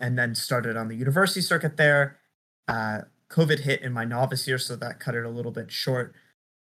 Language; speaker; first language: English; native; English